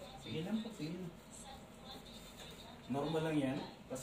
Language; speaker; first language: Filipino; native; Filipino